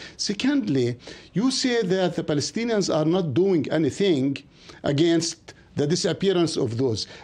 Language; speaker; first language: English; non-native, fluent; Arabic